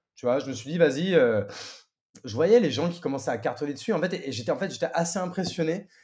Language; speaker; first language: French; native; French